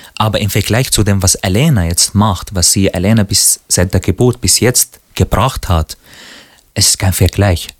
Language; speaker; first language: German; non-native, fluent; Arabic